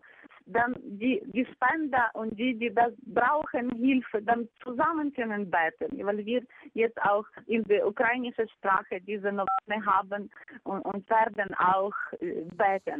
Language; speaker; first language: German; non-native, fluent; Ukrainian